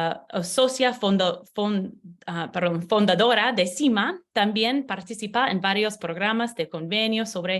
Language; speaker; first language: Spanish; non-native, learner; English